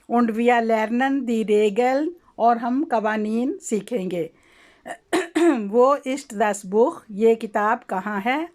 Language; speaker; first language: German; non-native, learner; Urdu